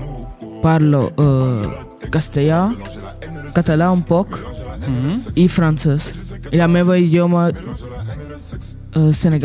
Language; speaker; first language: Catalan; non-native, learner; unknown